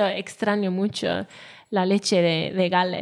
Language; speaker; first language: Spanish; non-native, fluent; Welsh